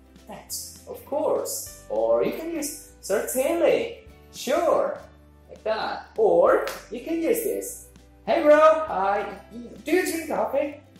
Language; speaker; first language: English; non-native, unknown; Javanese